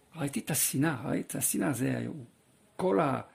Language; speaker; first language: Hebrew; non-native, fluent; French